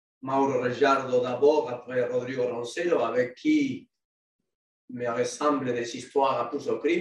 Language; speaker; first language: French; non-native, learner; Spanish